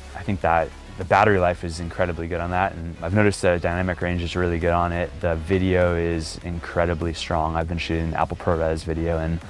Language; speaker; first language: English; native; English